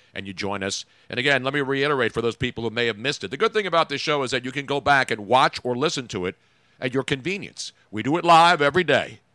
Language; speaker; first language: English; early bilingual, other home language; Italian